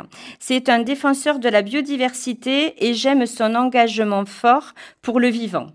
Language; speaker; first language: French; native; French